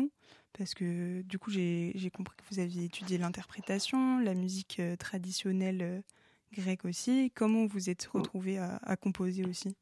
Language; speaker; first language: French; native; French